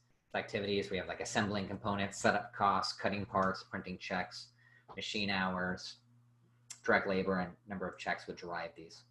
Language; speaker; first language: English; native; English